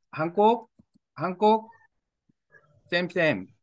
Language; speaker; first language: Vietnamese; non-native, learner; Korean